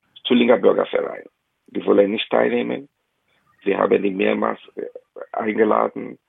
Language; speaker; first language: German; non-native, fluent; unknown